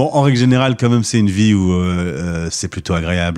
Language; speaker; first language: French; native; French